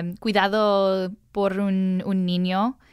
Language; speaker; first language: Spanish; non-native, learner; English